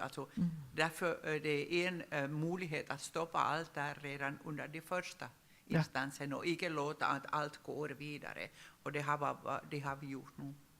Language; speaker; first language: Swedish; non-native, local second language; Finnish